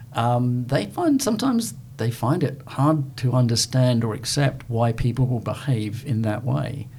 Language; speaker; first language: English; native; English